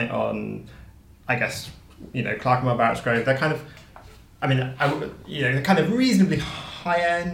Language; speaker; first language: English; native; English